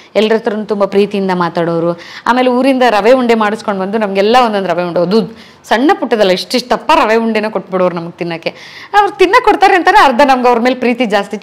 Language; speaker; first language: Kannada; native; Kannada